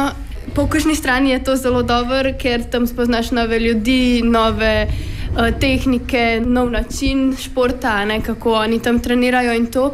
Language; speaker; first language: Slovenian; native; Slovenian